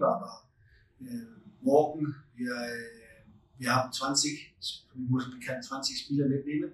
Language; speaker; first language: German; non-native, learner; Danish